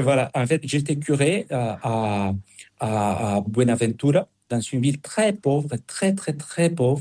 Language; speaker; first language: French; non-native, fluent; Spanish